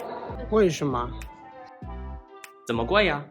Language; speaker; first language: Chinese; non-native, learner; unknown